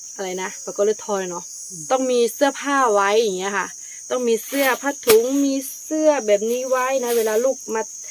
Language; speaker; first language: Thai; non-native, local second language; Karen languages